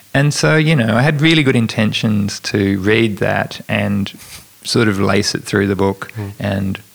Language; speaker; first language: English; native; English